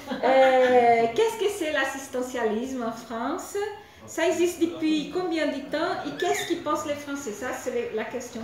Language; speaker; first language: French; non-native, fluent; Portuguese